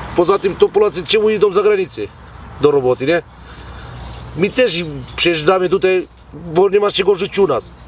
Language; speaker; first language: Polish; non-native, learner; Romanian